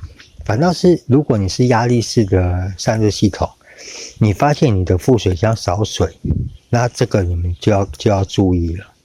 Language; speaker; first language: Chinese; native; Chinese